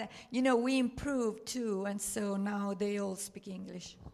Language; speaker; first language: English; non-native, fluent; Italian